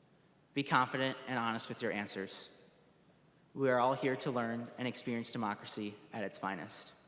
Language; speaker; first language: English; native; English